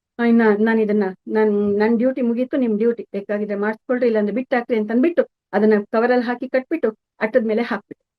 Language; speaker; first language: Kannada; native; Kannada